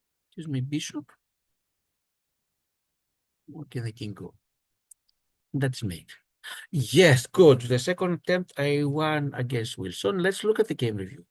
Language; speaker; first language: English; non-native, fluent; Greek